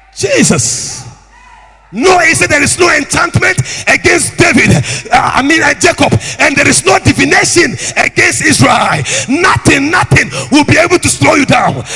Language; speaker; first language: English; non-native, local second language; Akan